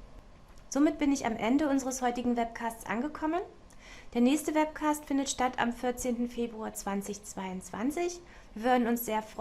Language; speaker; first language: German; native; German